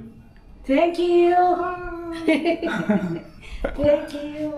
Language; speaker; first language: English; non-native, learner; Thai